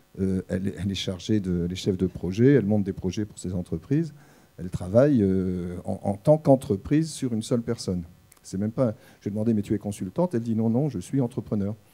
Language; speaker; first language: French; native; French